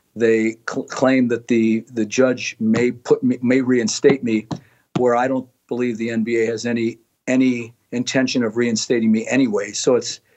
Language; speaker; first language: English; native; English